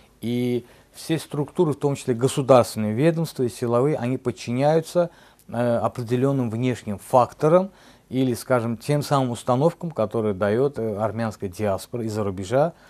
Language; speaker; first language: Russian; non-native, local second language; Azerbaijani